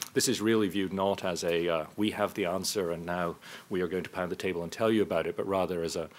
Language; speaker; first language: English; native; English